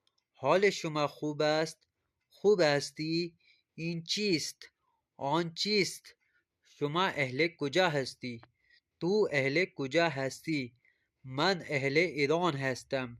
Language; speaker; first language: Persian; non-native, fluent; Urdu